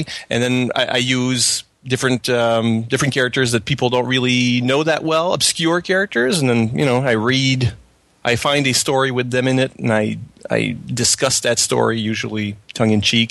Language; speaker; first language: English; non-native, fluent; French